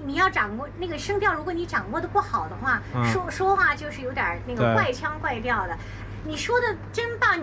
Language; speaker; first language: Chinese; native; Chinese